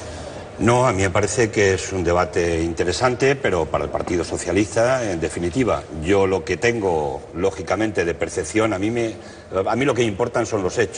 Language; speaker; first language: Spanish; native; Spanish